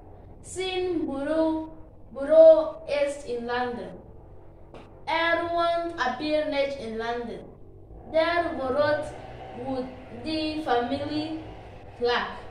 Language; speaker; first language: German; non-native, learner; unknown